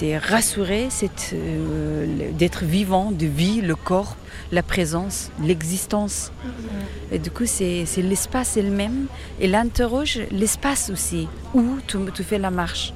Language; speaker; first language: French; non-native, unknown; Persian